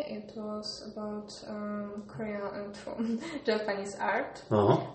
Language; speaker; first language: English; non-native, learner; Polish